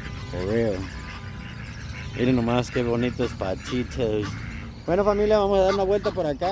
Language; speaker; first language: Spanish; early bilingual, heritage; Spanish